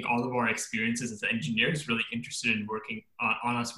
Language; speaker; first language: English; native; English